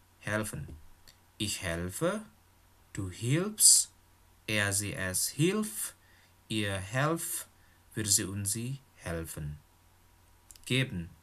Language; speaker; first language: German; non-native, fluent; Indonesian